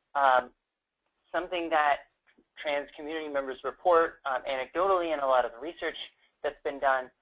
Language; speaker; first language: English; native; English